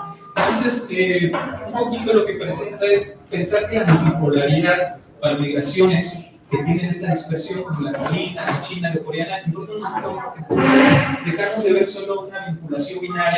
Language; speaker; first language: Spanish; native; Spanish